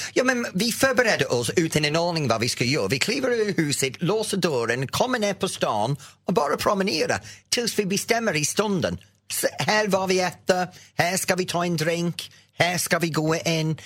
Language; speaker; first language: Swedish; non-native, fluent; English